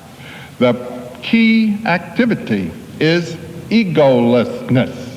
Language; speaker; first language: English; native; English